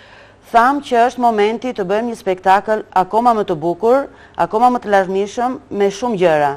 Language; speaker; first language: Albanian; native; Albanian